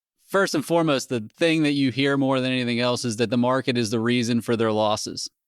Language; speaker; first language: English; native; English